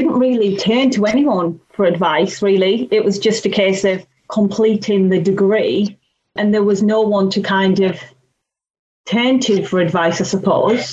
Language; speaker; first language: English; native; English